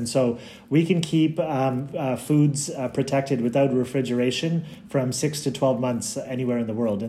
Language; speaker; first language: English; native; English